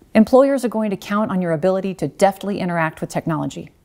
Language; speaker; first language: English; native; English